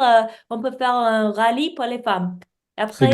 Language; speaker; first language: French; non-native, learner; English